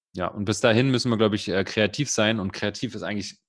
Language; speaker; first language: German; native; German